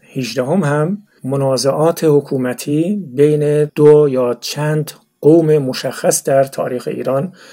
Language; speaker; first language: Persian; non-native, local second language; Turkmen